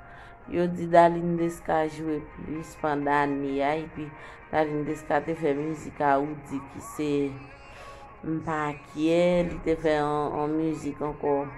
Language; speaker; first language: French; non-native, local second language; Haitian Creole